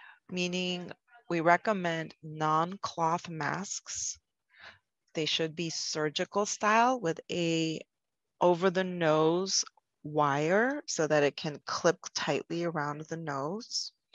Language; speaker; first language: English; native; English